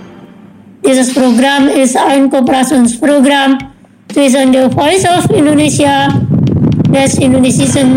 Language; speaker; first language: German; non-native, fluent; Indonesian